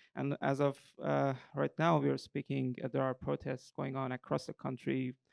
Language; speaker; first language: English; non-native, fluent; Persian